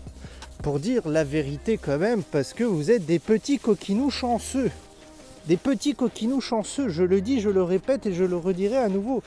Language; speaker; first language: French; native; French